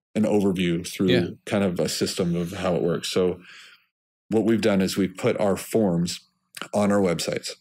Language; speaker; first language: English; native; English